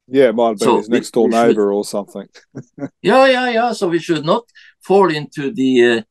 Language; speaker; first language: English; non-native, learner; Norwegian